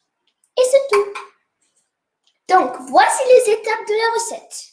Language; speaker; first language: French; non-native, fluent; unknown